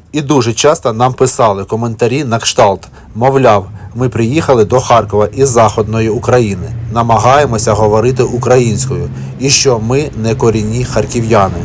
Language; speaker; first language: Ukrainian; non-native, local second language; Russian